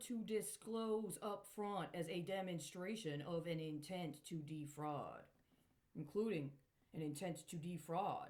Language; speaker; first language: English; native; English